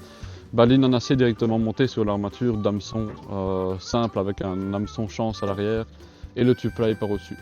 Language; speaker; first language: French; native; French